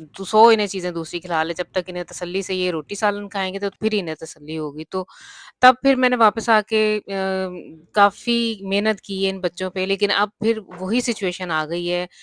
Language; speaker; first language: Urdu; non-native, local second language; Punjabi